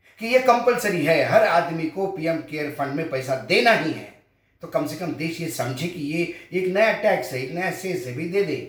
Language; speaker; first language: Hindi; non-native, local second language; Marathi